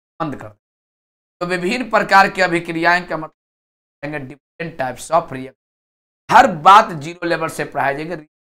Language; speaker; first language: Hindi; native; Hindi